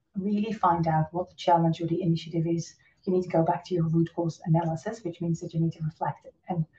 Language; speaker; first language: English; non-native, fluent; Dutch